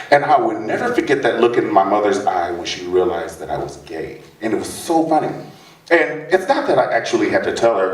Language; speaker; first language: English; native; English